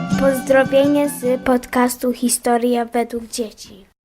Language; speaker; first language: Polish; early bilingual, heritage; Polish